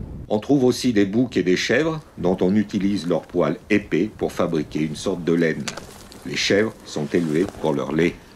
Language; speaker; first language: French; native; French